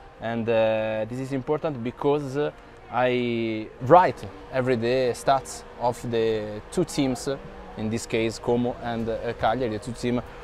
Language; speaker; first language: English; non-native, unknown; Italian